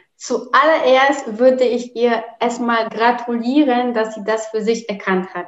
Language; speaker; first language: German; non-native, fluent; Polish